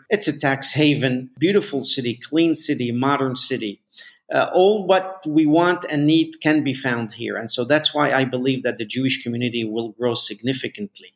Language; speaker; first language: English; non-native, fluent; Arabic